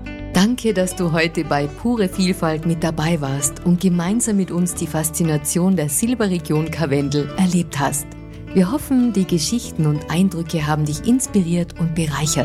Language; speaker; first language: German; native; German